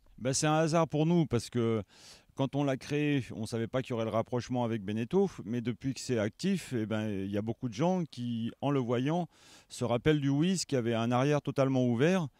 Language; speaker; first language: French; native; French